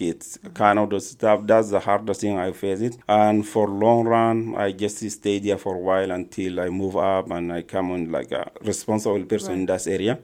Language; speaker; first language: English; non-native, learner; Arabic